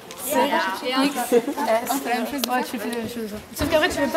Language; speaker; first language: French; non-native, fluent; English